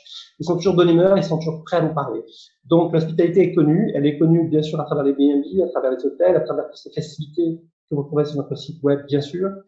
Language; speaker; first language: French; native; French